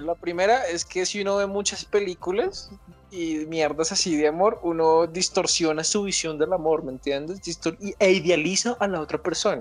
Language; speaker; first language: Spanish; native; Spanish